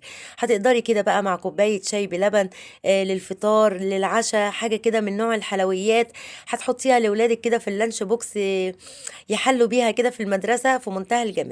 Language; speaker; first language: Arabic; native; Arabic